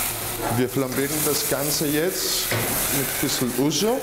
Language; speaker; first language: German; non-native, fluent; Greek